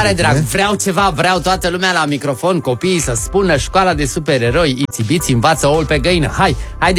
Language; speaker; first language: Romanian; native; Romanian